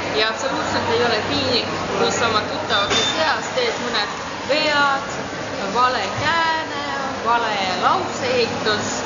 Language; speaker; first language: Estonian; non-native, local second language; Russian